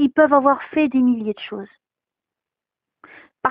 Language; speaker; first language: French; native; French